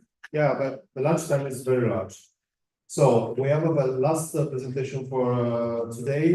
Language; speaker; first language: English; non-native, fluent; Italian